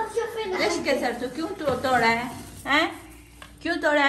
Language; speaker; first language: Arabic; non-native, learner; Urdu